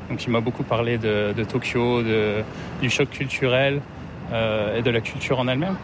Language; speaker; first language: French; native; French